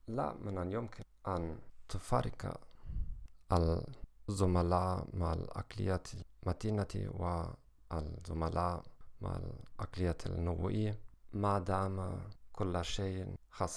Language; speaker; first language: Arabic; non-native, learner; German